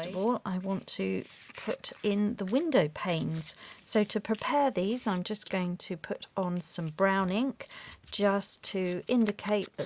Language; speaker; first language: English; native; English